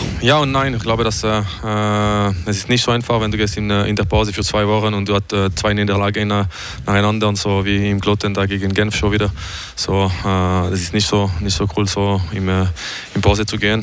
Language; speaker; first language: German; non-native, learner; French